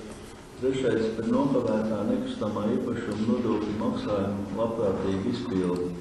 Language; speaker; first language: Latvian; native; Latvian